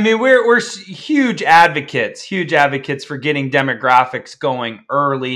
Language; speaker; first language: English; native; English